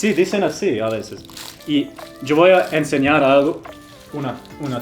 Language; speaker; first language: Spanish; non-native, fluent; German